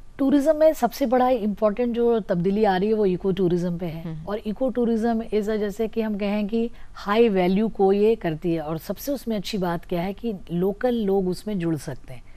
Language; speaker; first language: Hindi; native; Hindi